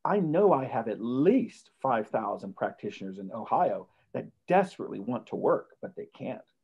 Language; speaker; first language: English; native; English